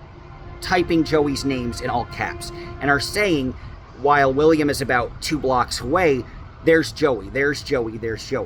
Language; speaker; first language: English; native; English